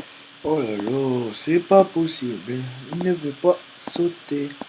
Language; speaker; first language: French; native; French